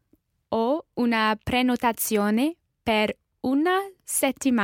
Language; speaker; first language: Italian; non-native, learner; English